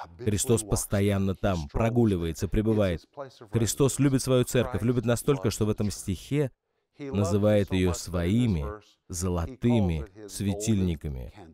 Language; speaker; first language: Russian; non-native, fluent; English